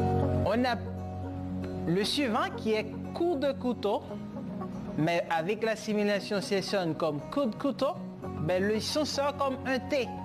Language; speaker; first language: French; non-native, fluent; Spanish